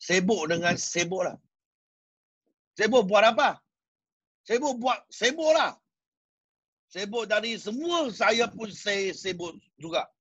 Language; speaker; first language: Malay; non-native, local second language; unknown